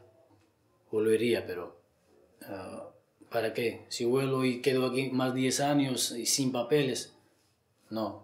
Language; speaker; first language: Spanish; non-native, learner; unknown